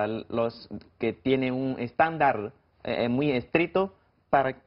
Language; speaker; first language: Spanish; non-native, fluent; Chinese